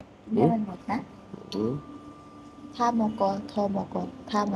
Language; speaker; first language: Korean; non-native, learner; Thai